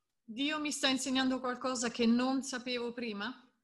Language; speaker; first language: Italian; native; Italian